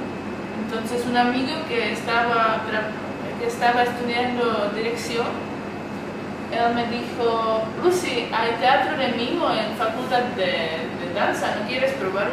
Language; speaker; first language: Spanish; non-native, learner; Czech